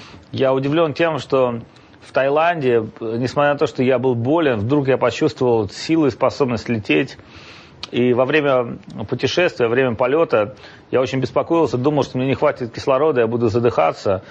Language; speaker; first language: Russian; native; Russian